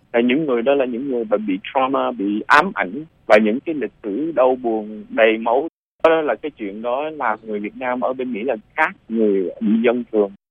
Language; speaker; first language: Vietnamese; early bilingual, other home language; English